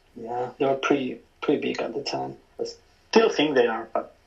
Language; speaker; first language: English; non-native, fluent; Spanish